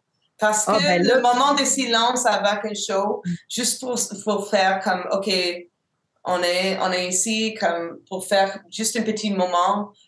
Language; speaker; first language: French; non-native, local second language; English